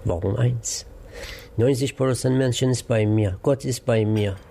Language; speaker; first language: German; non-native, learner; Persian